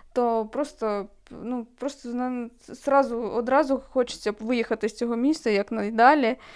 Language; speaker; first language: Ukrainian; native; Ukrainian